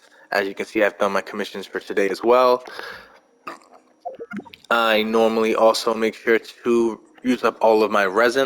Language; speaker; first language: English; native; English